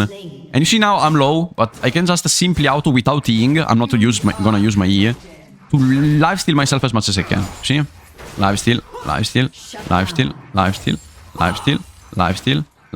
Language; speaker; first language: English; non-native, fluent; Italian